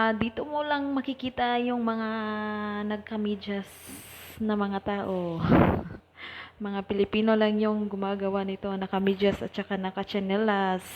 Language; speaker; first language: Filipino; non-native, local second language; Cebuano